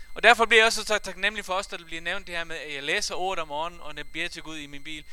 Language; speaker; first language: Danish; non-native, fluent; Faroese